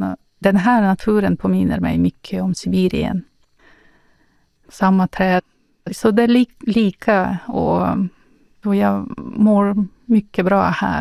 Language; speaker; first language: Swedish; non-native, learner; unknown